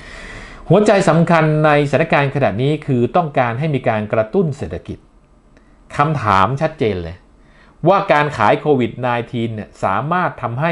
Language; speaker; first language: Thai; native; Thai